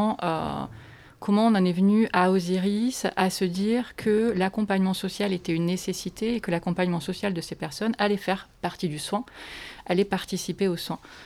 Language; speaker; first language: French; native; French